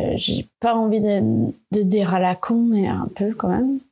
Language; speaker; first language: French; non-native, fluent; Swedish